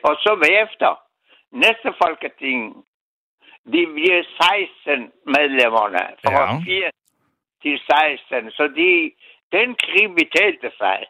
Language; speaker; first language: Danish; non-native, learner; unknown